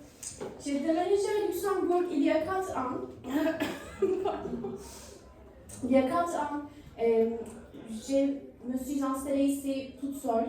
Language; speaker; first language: French; non-native, learner; Turkish